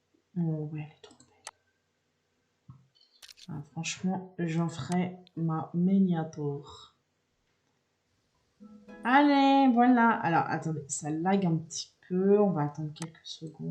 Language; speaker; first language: French; native; French